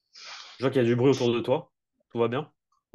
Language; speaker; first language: French; native; French